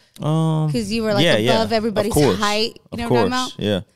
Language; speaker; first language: English; native; English